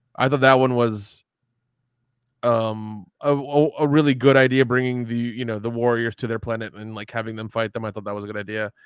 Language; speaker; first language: English; early bilingual, other home language; Hindi